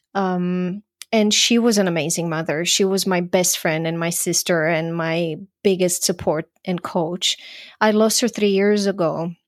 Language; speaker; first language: English; non-native, fluent; Croatian